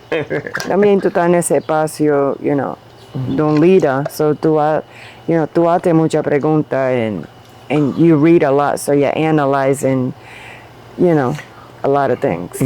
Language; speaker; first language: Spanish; early bilingual, heritage; Spanish